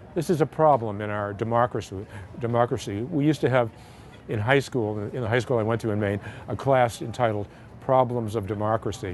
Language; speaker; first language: English; native; English